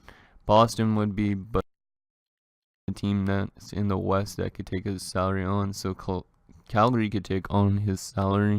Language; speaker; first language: English; native; English